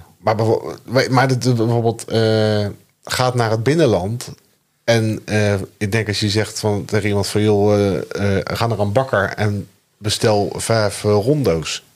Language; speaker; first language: Dutch; native; Dutch